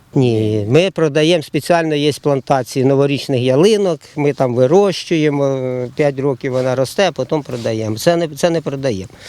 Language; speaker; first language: Ukrainian; native; Ukrainian